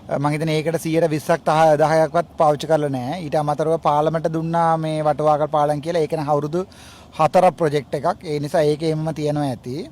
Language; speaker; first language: Sinhala; non-native, local second language; Tamil